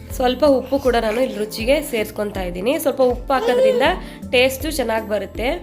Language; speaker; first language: Kannada; native; Kannada